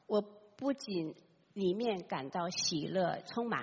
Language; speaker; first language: Chinese; native; Chinese